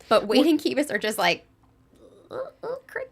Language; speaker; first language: English; native; English